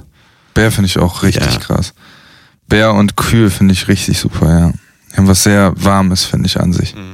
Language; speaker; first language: German; native; German